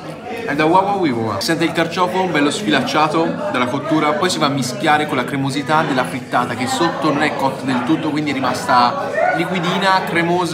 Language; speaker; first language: Italian; native; Italian